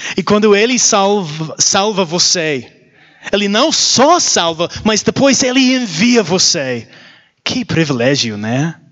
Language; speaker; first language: Portuguese; non-native, learner; English